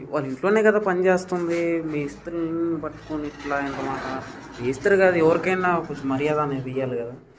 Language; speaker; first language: Telugu; native; Telugu